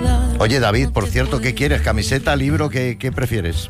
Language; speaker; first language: Spanish; native; Spanish